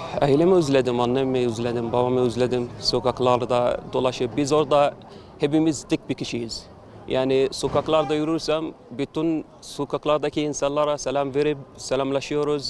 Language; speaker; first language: Turkish; non-native, fluent; Arabic